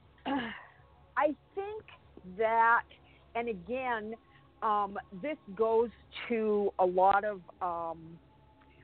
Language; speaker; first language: English; native; English